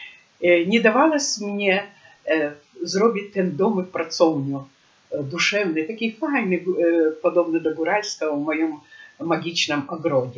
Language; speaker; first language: Polish; non-native, learner; Ukrainian